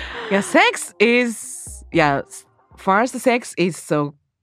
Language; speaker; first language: English; non-native, learner; Japanese